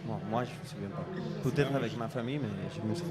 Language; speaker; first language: French; non-native, fluent; Spanish